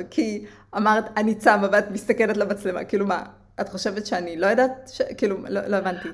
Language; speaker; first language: Hebrew; native; Hebrew